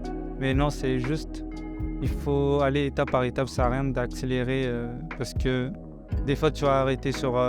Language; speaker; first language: French; native; French